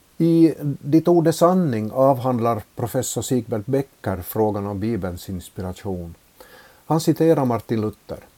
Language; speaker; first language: Swedish; native; Swedish